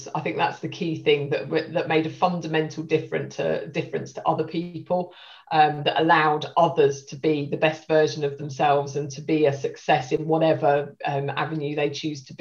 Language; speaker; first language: English; native; English